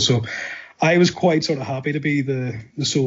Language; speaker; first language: English; native; English